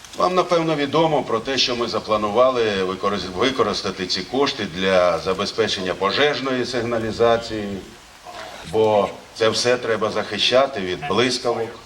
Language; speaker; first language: Ukrainian; native; Ukrainian